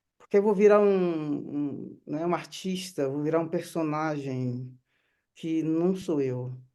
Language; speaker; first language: Portuguese; native; Portuguese